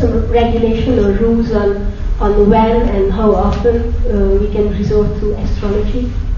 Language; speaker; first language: English; non-native, fluent; Hungarian